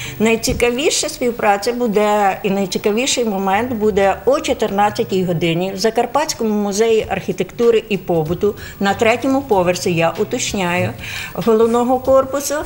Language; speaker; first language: Ukrainian; native; Ukrainian